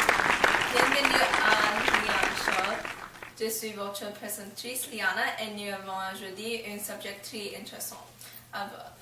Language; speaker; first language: French; non-native, learner; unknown